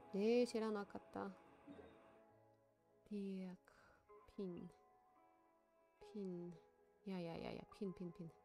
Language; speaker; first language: Japanese; non-native, learner; Russian